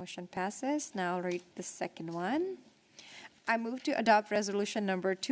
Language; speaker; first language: English; native; English